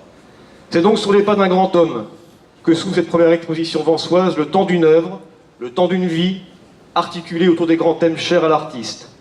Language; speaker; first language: French; native; French